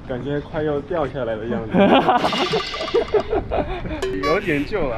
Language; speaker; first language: Chinese; non-native, learner; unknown